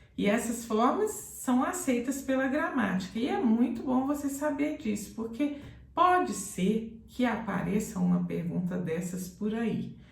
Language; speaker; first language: Portuguese; native; Portuguese